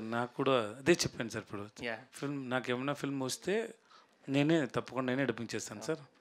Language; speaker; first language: Telugu; non-native, learner; Tamil